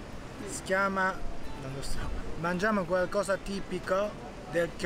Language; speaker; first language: Italian; non-native, learner; Japanese